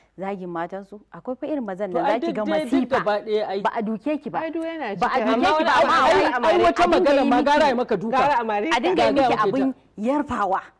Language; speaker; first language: Hausa; native; Hausa